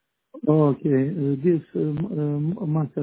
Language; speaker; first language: English; non-native, learner; Romanian